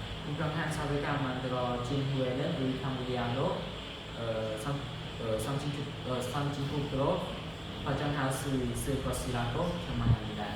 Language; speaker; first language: Korean; non-native, learner; Khmer